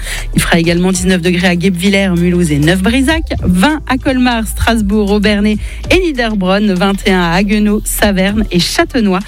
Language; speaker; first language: French; native; French